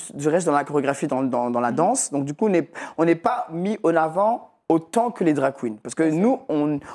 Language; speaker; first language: French; native; French